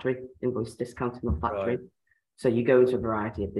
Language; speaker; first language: English; native; English